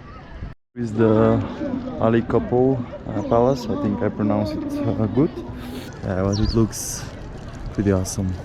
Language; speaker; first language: English; non-native, fluent; Macedonian